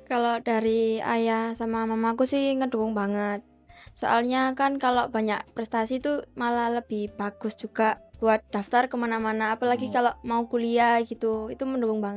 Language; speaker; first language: Indonesian; native; Indonesian